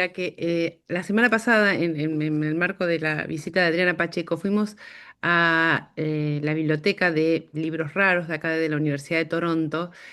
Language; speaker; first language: Spanish; native; Spanish